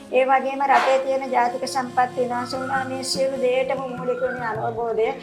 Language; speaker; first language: Sinhala; native; Sinhala